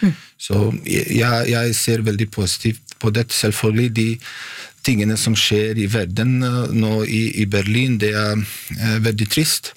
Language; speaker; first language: Norwegian; non-native, fluent; Bosnian